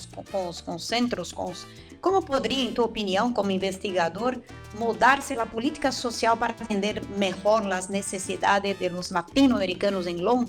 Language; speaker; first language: Spanish; non-native, fluent; Portuguese